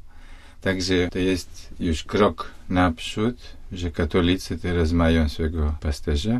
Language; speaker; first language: Polish; non-native, fluent; Russian